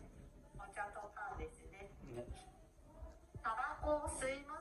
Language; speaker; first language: Japanese; non-native, learner; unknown